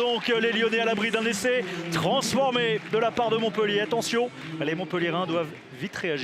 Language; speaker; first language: French; native; French